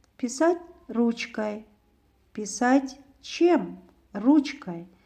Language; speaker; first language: Russian; non-native, local second language; Kyrgyz